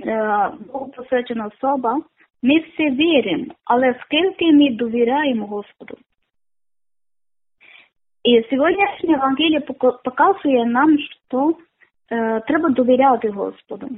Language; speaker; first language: Ukrainian; non-native, learner; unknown